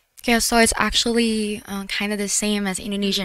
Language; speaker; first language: English; non-native, learner; Indonesian